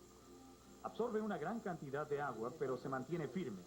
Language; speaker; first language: Spanish; native; Spanish